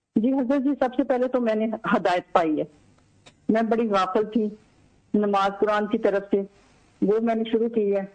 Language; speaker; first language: Urdu; native; Urdu